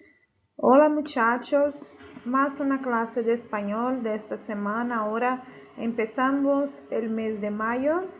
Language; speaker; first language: Spanish; non-native, fluent; Portuguese